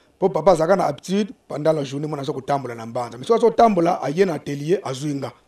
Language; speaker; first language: Lingala; non-native, local second language; Kongo